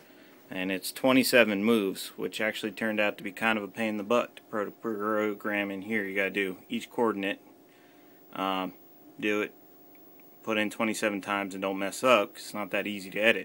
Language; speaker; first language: English; native; English